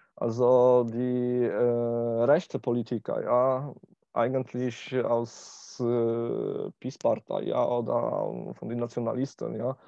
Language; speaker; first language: German; non-native, learner; Polish